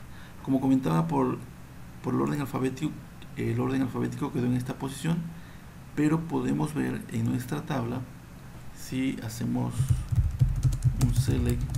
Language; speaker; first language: Spanish; native; Spanish